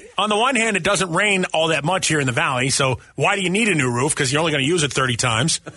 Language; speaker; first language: English; native; English